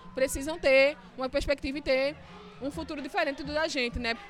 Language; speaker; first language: Portuguese; native; Portuguese